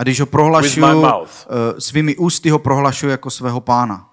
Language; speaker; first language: Czech; non-native, learner; Swedish